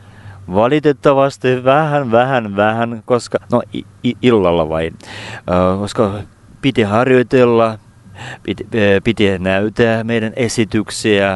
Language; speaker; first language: Finnish; non-native, fluent; Russian